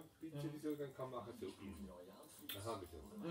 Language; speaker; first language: German; non-native, learner; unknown